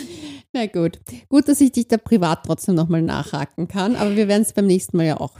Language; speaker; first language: German; native; German